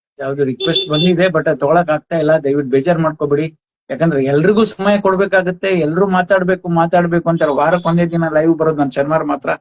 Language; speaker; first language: Kannada; non-native, local second language; Konkani